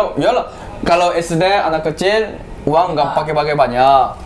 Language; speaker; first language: Indonesian; non-native, fluent; Korean